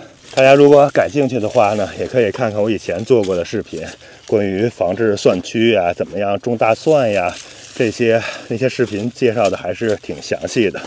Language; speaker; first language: Chinese; native; Chinese